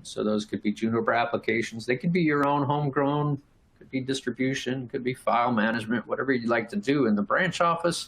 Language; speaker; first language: English; native; English